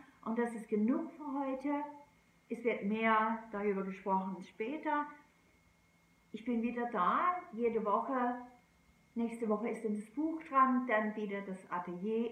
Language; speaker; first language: German; non-native, fluent; English